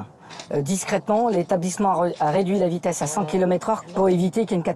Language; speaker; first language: French; native; French